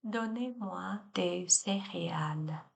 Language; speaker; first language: French; non-native, learner; Chinese